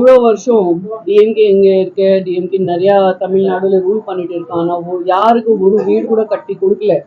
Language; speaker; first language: Tamil; non-native, learner; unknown